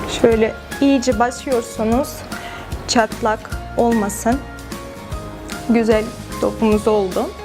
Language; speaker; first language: Turkish; non-native, fluent; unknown